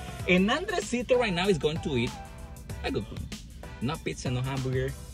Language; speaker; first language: English; non-native, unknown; Spanish